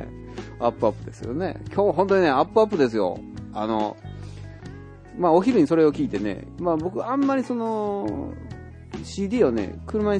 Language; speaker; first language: Japanese; native; Japanese